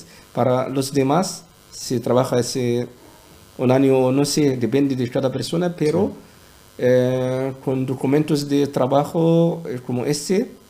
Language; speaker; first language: Spanish; non-native, learner; Arabic